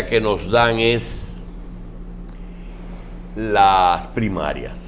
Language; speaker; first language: Spanish; native; Spanish